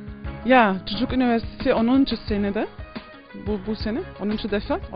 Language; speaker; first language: Turkish; early bilingual, heritage; Turkish